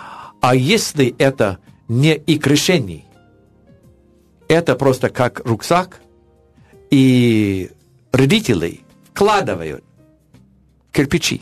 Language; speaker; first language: Russian; non-native, learner; English